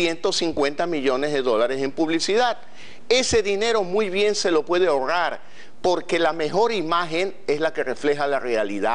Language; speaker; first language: Spanish; native; Spanish